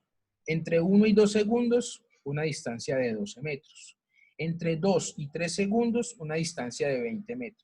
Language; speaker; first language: Spanish; native; Spanish